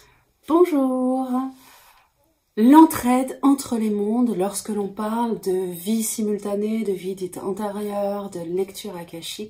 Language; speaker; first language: French; native; French